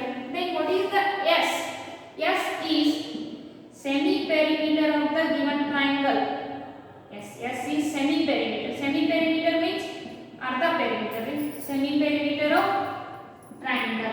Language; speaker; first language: English; non-native, local second language; Kannada